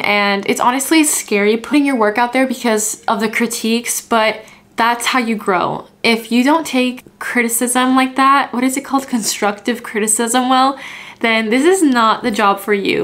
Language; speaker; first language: English; early bilingual, other home language; Spanish